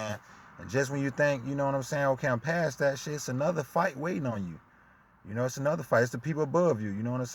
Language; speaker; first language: English; native; English